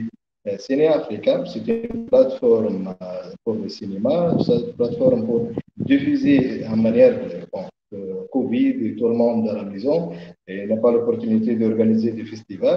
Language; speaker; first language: French; non-native, learner; Arabic